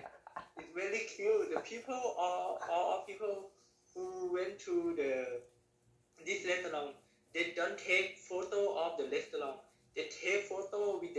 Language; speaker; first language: English; non-native, learner; Thai